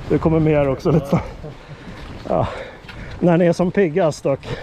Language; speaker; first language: Swedish; native; Swedish